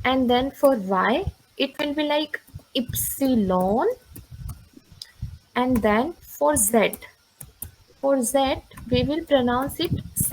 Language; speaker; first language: English; non-native, local second language; Hindi